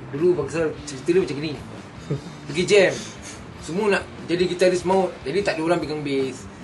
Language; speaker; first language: Malay; native; Malay